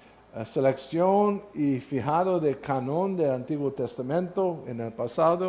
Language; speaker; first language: Spanish; non-native, learner; English